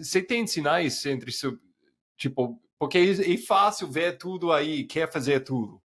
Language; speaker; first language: Portuguese; non-native, fluent; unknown